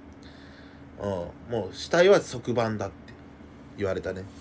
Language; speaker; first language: Japanese; native; Japanese